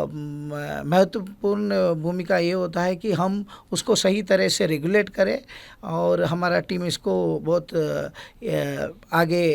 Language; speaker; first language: Hindi; non-native, local second language; Gujarati